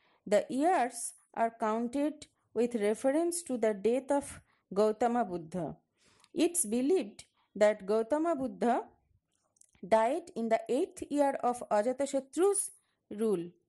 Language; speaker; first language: English; non-native, local second language; Bangla